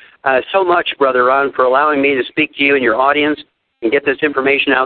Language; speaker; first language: English; native; English